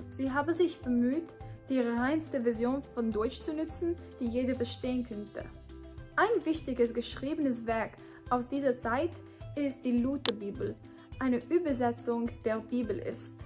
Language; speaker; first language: German; non-native, fluent; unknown